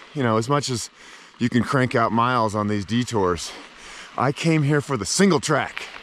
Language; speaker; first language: English; native; English